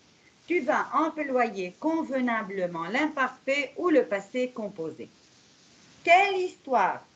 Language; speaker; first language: French; non-native, fluent; Arabic